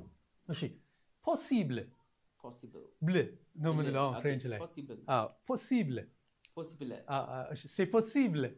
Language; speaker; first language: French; non-native, fluent; Amharic